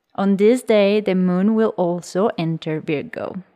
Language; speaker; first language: English; early bilingual, other home language; Spanish